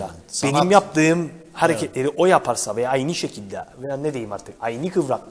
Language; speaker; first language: Turkish; native; Turkish